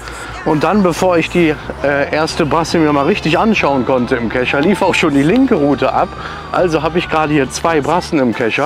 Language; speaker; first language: German; native; German